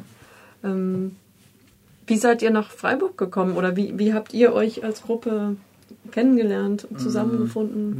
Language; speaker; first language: German; native; German